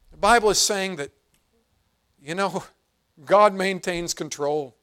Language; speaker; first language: English; native; English